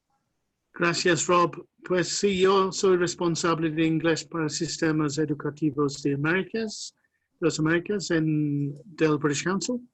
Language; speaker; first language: Spanish; non-native, fluent; English